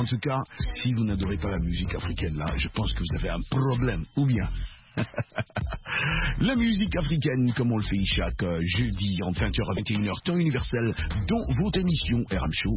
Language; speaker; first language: French; non-native, local second language; Lingala